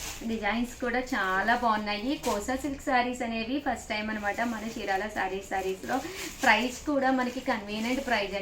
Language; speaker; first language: Telugu; native; Telugu